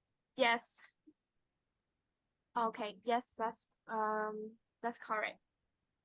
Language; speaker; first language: English; non-native, fluent; Vietnamese